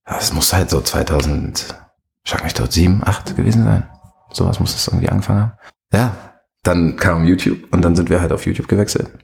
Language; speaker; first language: German; native; German